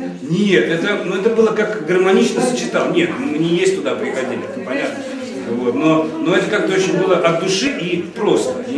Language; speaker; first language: Russian; native; Russian